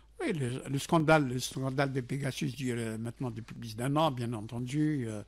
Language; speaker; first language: French; non-native, local second language; Arabic